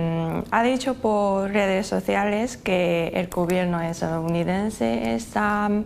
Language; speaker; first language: Spanish; non-native, fluent; Chinese